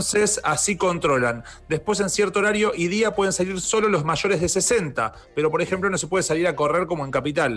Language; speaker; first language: Spanish; native; Spanish